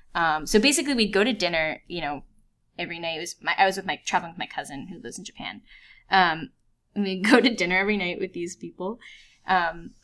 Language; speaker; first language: English; native; English